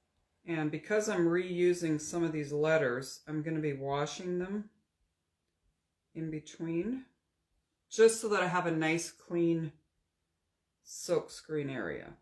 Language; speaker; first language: English; native; English